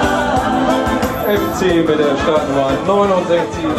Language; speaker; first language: German; native; German